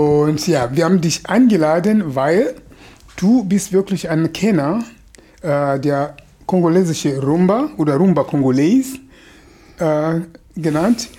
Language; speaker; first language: German; non-native, fluent; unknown